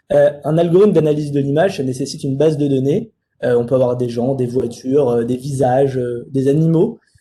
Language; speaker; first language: French; native; French